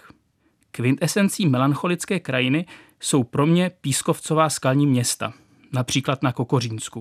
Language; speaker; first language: Czech; native; Czech